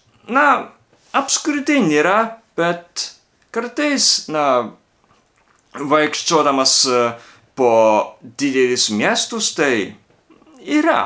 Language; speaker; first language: Lithuanian; non-native, learner; Japanese